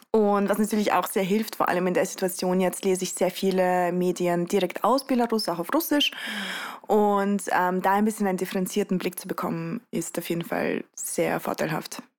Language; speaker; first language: German; early bilingual, other home language; Russian